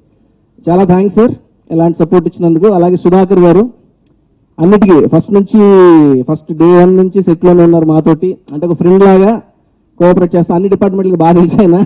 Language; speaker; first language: Telugu; native; Telugu